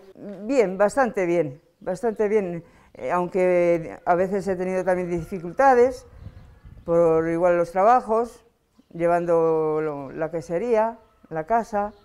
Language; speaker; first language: Spanish; native; Spanish